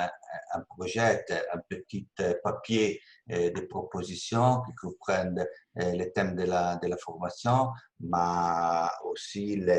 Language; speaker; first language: French; non-native, learner; Italian